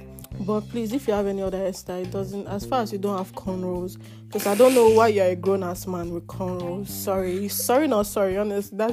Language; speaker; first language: English; non-native, local second language; Yoruba